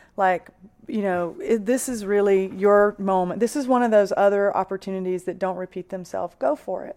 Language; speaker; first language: English; native; English